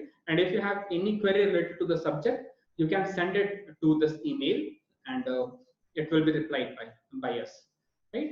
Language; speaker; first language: English; non-native, local second language; Hindi